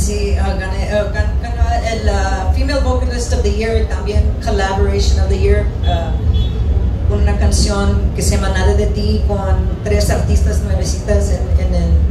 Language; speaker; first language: Spanish; early bilingual, heritage; English